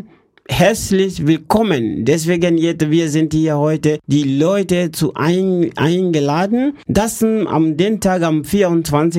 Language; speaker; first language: German; non-native, learner; French